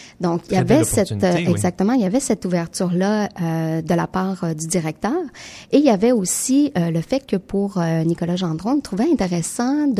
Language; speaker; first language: French; native; French